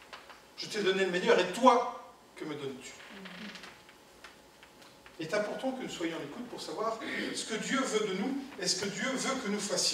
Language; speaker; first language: French; native; French